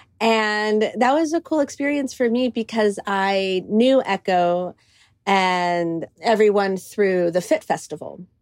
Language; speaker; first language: English; early bilingual, other home language; Greek